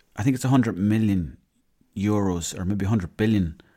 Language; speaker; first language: English; native; English